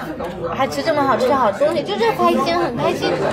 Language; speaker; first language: Chinese; native; Chinese